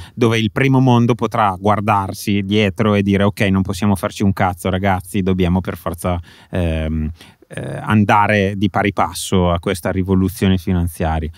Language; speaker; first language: Italian; native; Italian